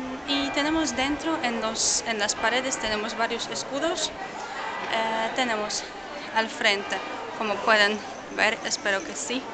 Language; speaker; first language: Spanish; non-native, fluent; Polish